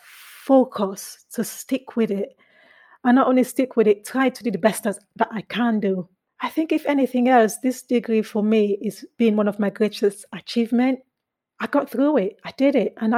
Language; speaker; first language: English; non-native, local second language; Krio